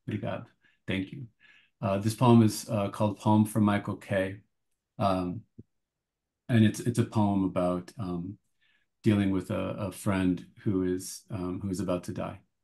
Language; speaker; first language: English; native; English